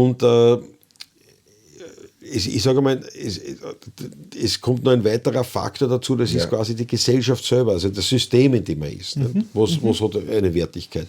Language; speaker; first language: German; native; German